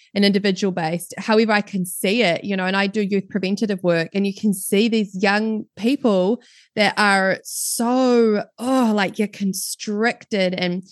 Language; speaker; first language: English; native; English